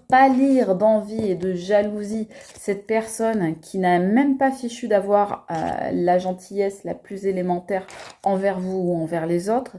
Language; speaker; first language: French; native; French